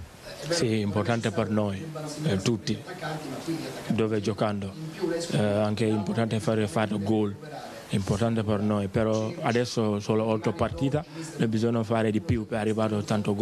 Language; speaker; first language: Italian; non-native, learner; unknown